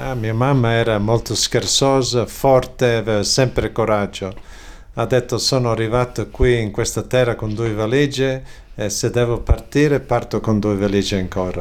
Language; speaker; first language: Italian; early bilingual, other home language; Friulian